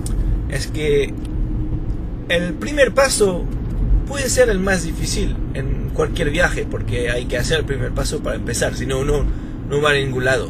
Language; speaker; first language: Spanish; non-native, fluent; French